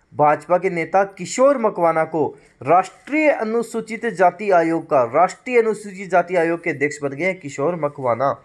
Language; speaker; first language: Hindi; native; Hindi